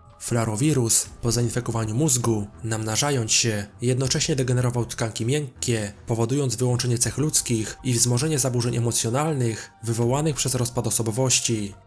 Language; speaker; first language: Polish; native; Polish